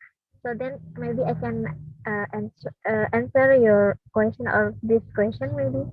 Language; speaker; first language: English; non-native, learner; Indonesian